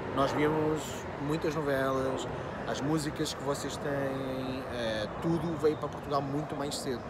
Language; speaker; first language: Portuguese; native; Portuguese